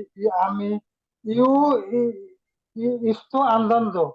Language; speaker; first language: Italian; non-native, learner; Bangla